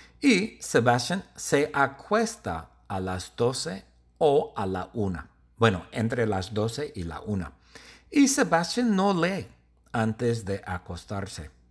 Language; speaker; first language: Spanish; non-native, learner; English